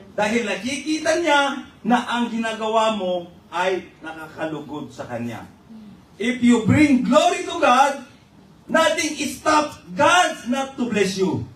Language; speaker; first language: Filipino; non-native, local second language; Iloko